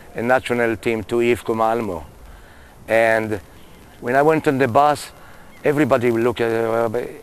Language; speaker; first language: English; non-native, fluent; Hebrew